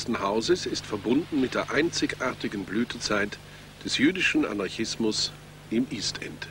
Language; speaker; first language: German; native; German